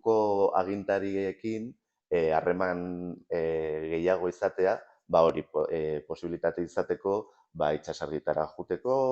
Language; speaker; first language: Basque; non-native, local second language; Spanish